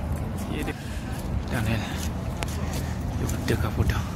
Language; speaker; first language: Hindi; non-native, local second language; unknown